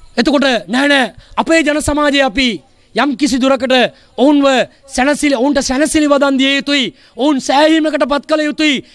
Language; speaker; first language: Sinhala; non-native, local second language; Tamil